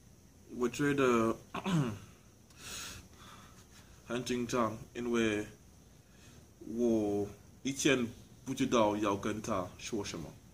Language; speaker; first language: Chinese; non-native, learner; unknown